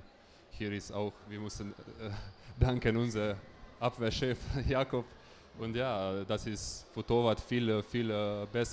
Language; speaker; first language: German; non-native, learner; Slovenian